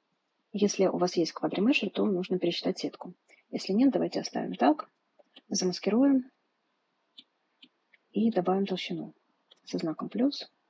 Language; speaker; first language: Russian; native; Russian